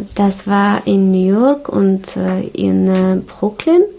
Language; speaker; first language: German; non-native, learner; Russian